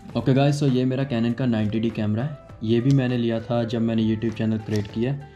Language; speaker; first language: Hindi; native; Hindi